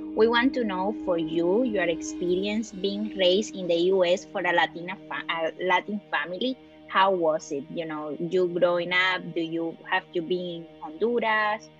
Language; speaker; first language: English; non-native, learner; Spanish